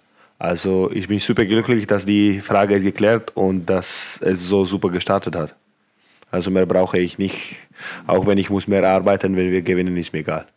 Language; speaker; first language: German; non-native, fluent; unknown